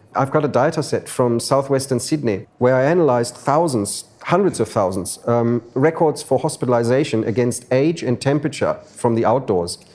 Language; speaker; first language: English; non-native, fluent; German